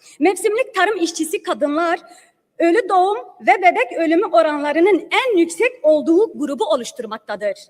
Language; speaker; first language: Turkish; non-native, local second language; Kurdish